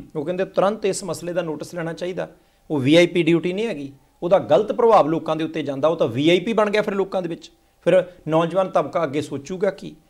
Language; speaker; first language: Punjabi; native; Punjabi